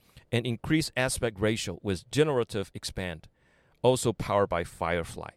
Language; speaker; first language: English; non-native, fluent; Chinese